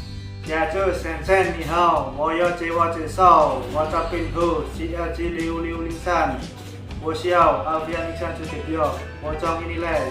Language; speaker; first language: Chinese; non-native, learner; Indonesian